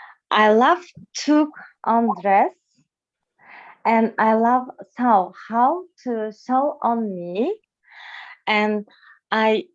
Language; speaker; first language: English; non-native, learner; Russian